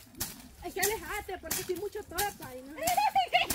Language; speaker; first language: Spanish; native; Spanish